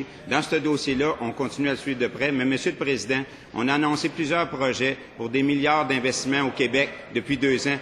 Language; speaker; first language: French; native; French